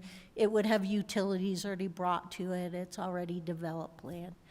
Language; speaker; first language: English; native; English